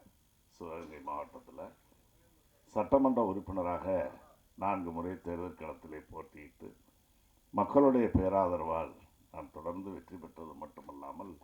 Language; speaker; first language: Tamil; native; Tamil